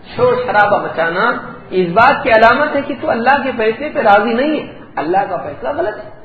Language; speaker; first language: Urdu; native; Urdu